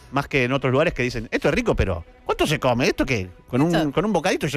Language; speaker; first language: Spanish; native; Spanish